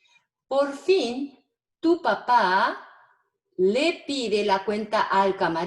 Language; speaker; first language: Spanish; non-native, fluent; Korean